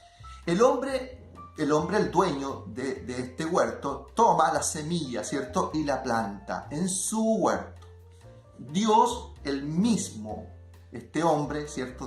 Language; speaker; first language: Spanish; native; Spanish